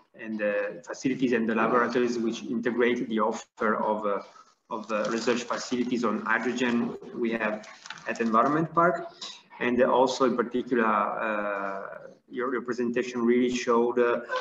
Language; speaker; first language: English; non-native, fluent; Italian